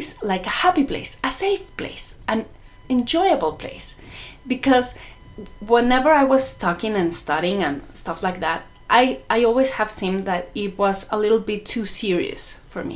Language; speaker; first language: English; non-native, fluent; Spanish